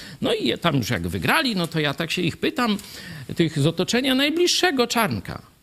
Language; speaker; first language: Polish; native; Polish